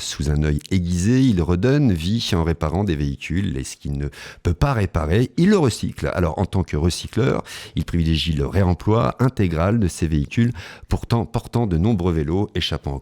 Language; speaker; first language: French; native; French